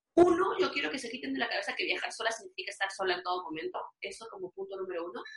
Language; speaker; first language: Spanish; native; Spanish